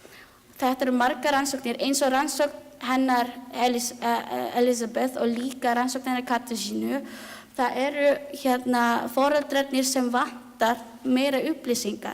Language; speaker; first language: Icelandic; non-native, learner; Filipino